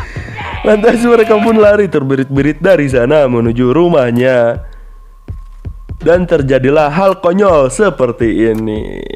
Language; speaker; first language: Indonesian; native; Indonesian